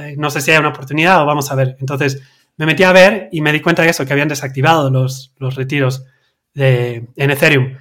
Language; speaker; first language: Spanish; native; Spanish